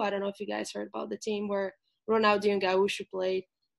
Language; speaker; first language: English; non-native, fluent; Portuguese